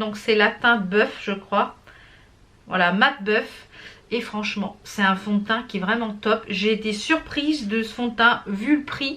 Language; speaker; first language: French; native; French